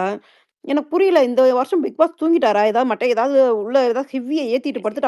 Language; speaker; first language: Tamil; native; Tamil